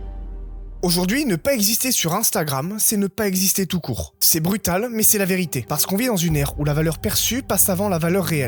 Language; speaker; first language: French; native; French